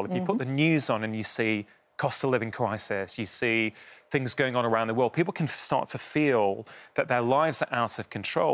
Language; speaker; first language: English; native; English